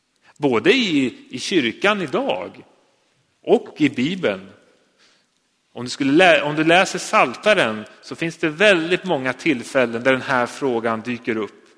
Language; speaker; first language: Swedish; native; Swedish